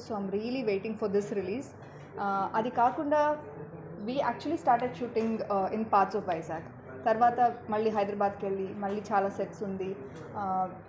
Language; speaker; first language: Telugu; non-native, learner; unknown